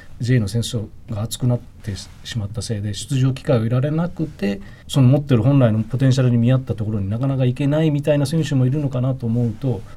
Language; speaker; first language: Japanese; native; Japanese